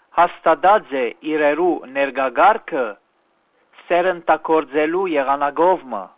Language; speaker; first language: Armenian; early bilingual, heritage; Armenian